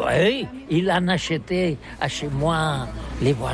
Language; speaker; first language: French; non-native, learner; Catalan